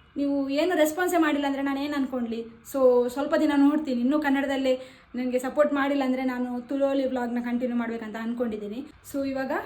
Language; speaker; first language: Kannada; non-native, local second language; Tulu